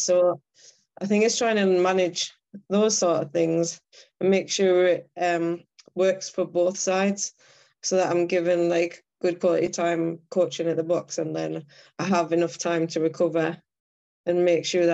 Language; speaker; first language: English; native; English